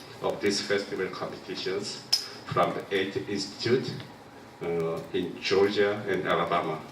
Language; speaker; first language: English; non-native, local second language; Korean